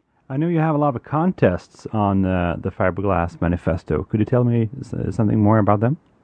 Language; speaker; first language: English; non-native, fluent; Swedish